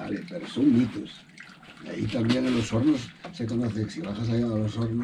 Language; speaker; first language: Spanish; non-native, local second language; Galician